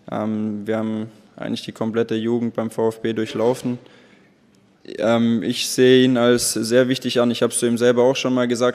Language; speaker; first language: German; native; German